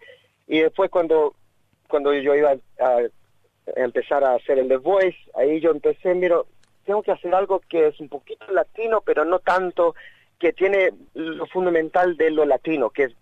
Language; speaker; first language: Spanish; early bilingual, heritage; Spanish